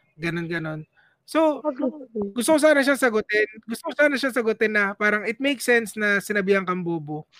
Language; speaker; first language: Filipino; non-native, local second language; Cebuano